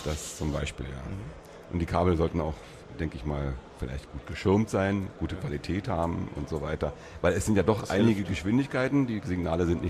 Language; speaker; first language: German; native; German